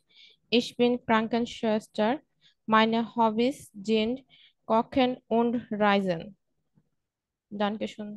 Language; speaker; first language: German; non-native, learner; Bangla